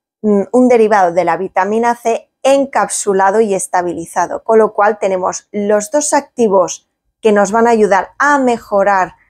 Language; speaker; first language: Spanish; native; Spanish